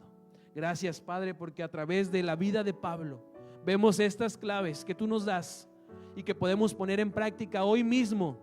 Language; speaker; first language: Spanish; native; Spanish